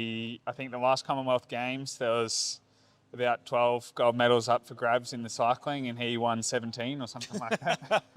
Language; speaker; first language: English; native; English